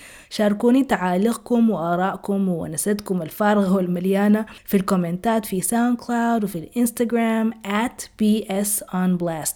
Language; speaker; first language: Arabic; early bilingual, heritage; Arabic